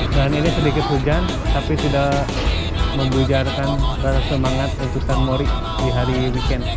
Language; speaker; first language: Indonesian; non-native, local second language; Sundanese